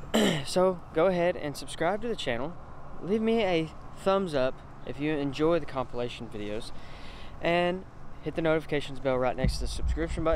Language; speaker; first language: English; native; English